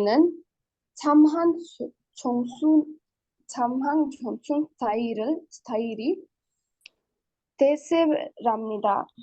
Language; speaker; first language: Korean; non-native, learner; Hindi